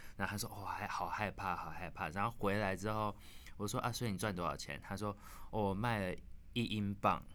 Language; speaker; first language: Chinese; native; Chinese